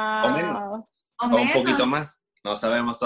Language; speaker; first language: Spanish; native; Spanish